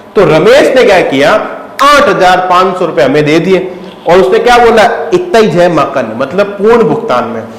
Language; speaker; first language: Hindi; native; Hindi